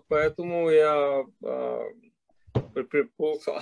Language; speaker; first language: Russian; non-native, fluent; English